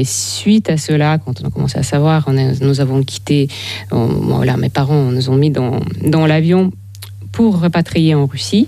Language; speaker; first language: French; non-native, fluent; Ukrainian